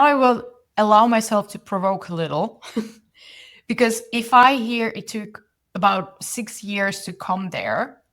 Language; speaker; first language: English; non-native, fluent; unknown